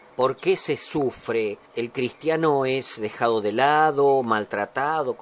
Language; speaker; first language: Spanish; native; Spanish